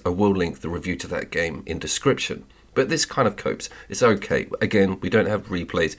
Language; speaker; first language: English; native; English